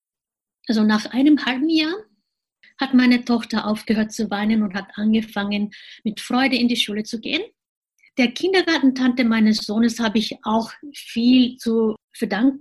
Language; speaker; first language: German; non-native, fluent; Japanese